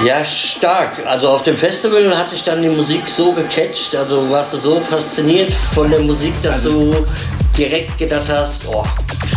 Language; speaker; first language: German; native; German